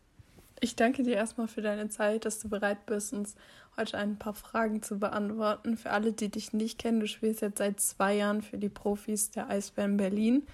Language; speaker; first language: German; native; German